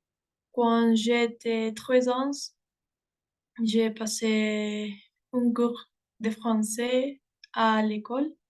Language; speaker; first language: French; non-native, learner; Spanish